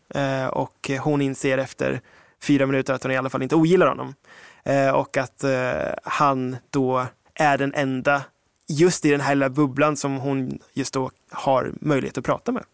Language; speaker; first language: Swedish; early bilingual, other home language; English